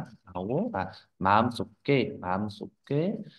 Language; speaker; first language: Korean; non-native, fluent; Vietnamese